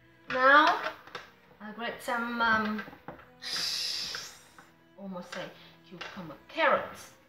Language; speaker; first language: English; non-native, fluent; Vietnamese